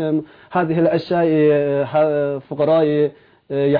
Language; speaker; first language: Arabic; non-native, learner; Chinese